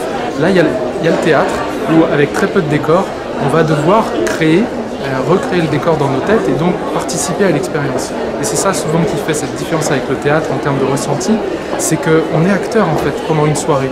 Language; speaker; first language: French; native; French